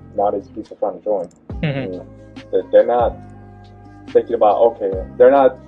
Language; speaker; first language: English; non-native, learner; Korean